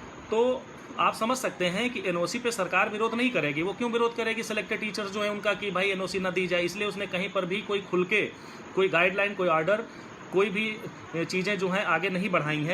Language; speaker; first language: Hindi; native; Hindi